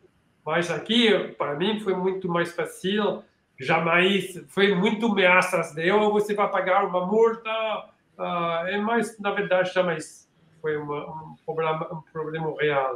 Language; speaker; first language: Portuguese; non-native, learner; French